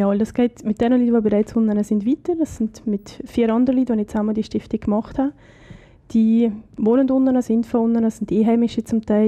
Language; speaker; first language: German; native; German